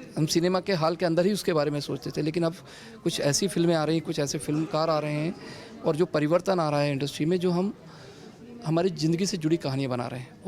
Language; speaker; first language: Hindi; native; Hindi